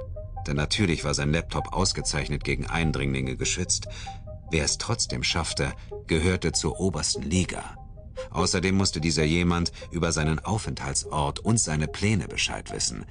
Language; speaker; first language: German; native; German